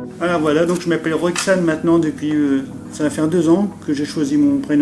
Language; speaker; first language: French; native; French